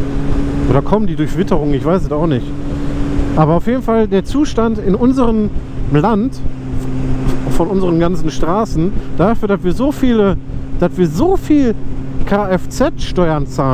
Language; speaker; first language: German; native; German